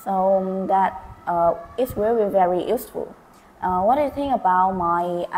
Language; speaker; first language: English; non-native, learner; Vietnamese